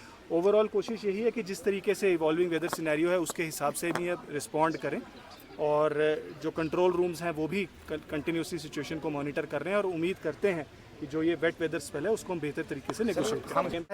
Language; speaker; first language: Hindi; native; Hindi